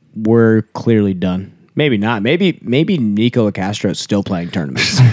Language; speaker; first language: English; native; English